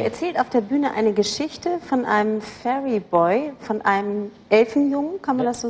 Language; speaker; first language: German; native; German